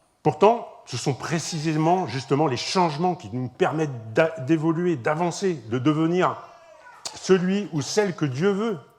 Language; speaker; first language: French; native; French